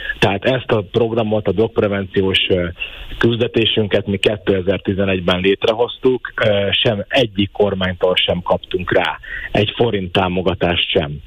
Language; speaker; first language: Hungarian; native; Hungarian